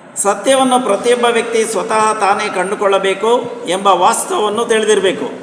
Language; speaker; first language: Kannada; non-native, local second language; Telugu